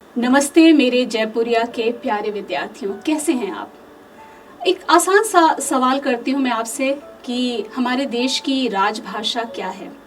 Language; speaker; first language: Hindi; native; Hindi